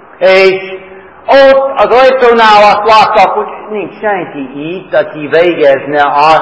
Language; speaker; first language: Hungarian; non-native, fluent; English